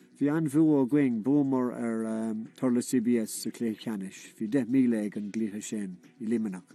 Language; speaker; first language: Irish; non-native, local second language; English